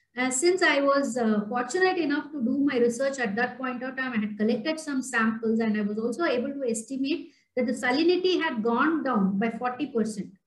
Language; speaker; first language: English; non-native, local second language; Tamil